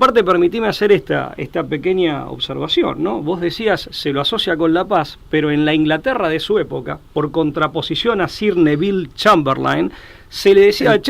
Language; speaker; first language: Spanish; native; Spanish